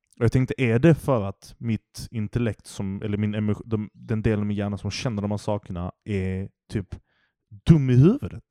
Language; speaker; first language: Swedish; early bilingual, other home language; Turkish